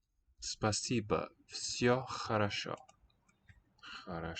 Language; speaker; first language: Russian; non-native, learner; English